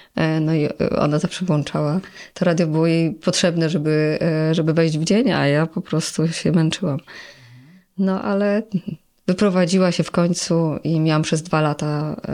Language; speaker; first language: Polish; native; Polish